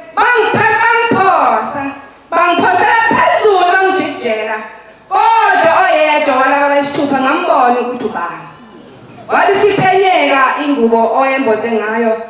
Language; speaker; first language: Zulu; native; Zulu